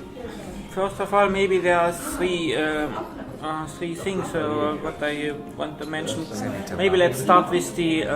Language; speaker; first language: English; non-native, fluent; Estonian